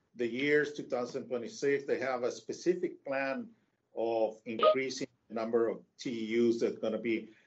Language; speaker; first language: English; non-native, fluent; Spanish